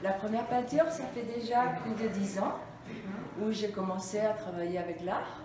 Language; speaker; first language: French; non-native, fluent; Spanish